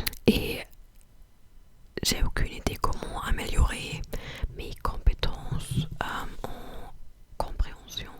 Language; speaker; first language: French; non-native, fluent; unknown